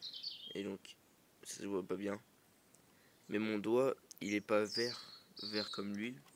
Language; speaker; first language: French; native; French